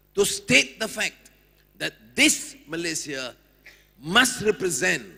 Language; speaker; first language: English; non-native, local second language; Malay